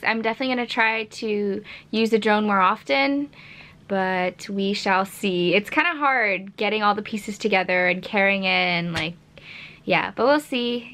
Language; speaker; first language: English; native; English